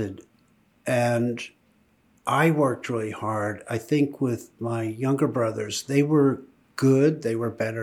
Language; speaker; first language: English; native; English